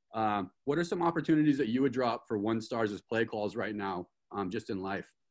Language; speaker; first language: English; native; English